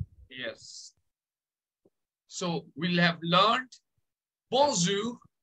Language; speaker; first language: English; non-native, local second language; Bangla